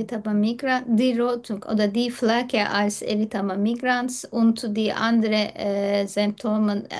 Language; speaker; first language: German; non-native, learner; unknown